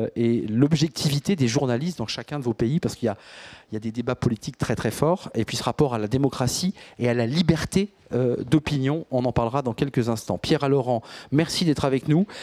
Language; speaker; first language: French; native; French